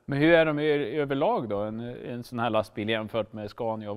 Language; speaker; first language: Swedish; native; Swedish